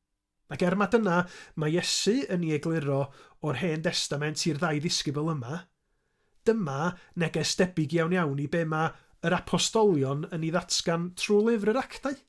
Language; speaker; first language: Welsh; native; Welsh